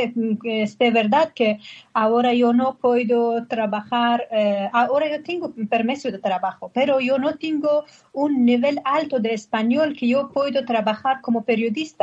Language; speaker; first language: Spanish; non-native, learner; Persian